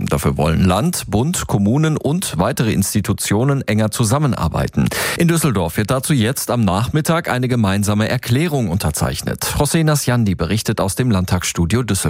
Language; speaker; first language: German; native; German